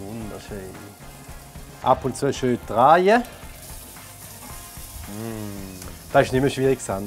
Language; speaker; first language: German; native; German